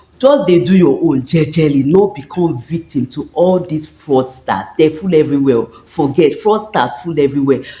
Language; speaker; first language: Nigerian Pidgin; native; Nigerian Pidgin